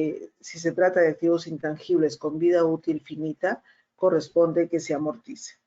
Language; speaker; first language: Spanish; native; Spanish